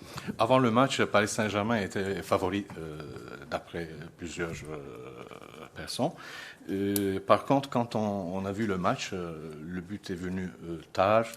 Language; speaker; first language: French; non-native, fluent; Turkish